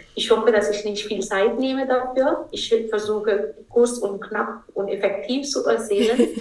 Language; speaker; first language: German; non-native, fluent; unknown